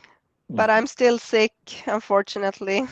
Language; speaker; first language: English; non-native, fluent; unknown